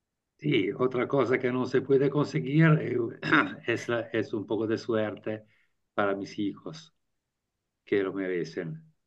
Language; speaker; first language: Spanish; non-native, learner; Italian